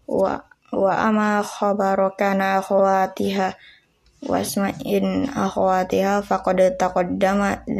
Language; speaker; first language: Arabic; non-native, learner; Indonesian